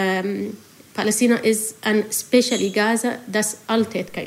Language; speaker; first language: Dutch; non-native, learner; Arabic